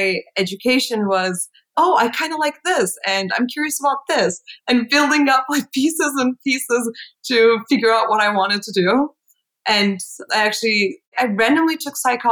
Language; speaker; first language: English; non-native, fluent; Turkish